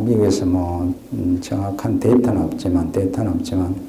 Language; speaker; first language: Korean; native; Korean